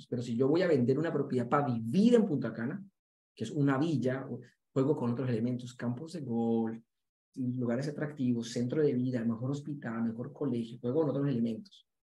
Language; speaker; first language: Spanish; native; Spanish